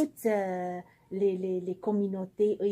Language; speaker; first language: French; non-native, local second language; Arabic